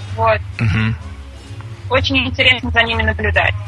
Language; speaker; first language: Russian; native; Russian